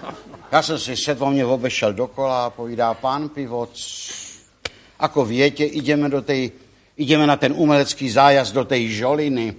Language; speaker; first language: Czech; native; Czech